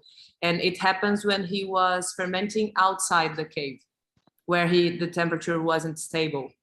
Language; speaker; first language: English; non-native, fluent; Portuguese